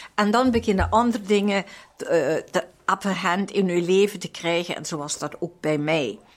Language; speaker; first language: Dutch; non-native, fluent; German